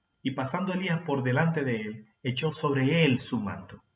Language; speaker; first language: Spanish; native; Spanish